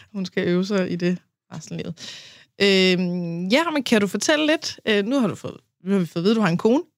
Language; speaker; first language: Danish; native; Danish